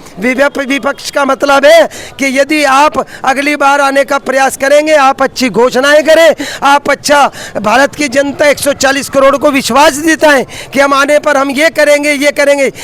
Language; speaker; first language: Hindi; native; Hindi